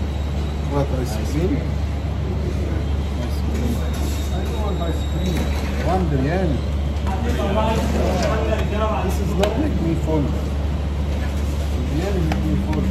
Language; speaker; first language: English; non-native, learner; Arabic